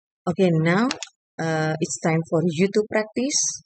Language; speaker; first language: English; non-native, fluent; Indonesian